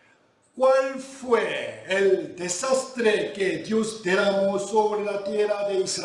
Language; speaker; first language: Spanish; non-native, fluent; Korean